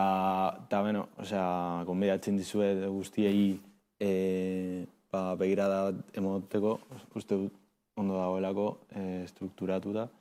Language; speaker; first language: Basque; non-native, local second language; Spanish